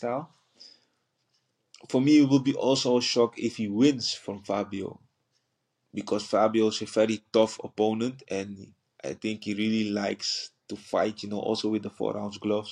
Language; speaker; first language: English; non-native, fluent; Dutch